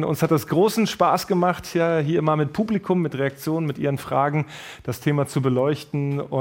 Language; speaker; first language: German; native; German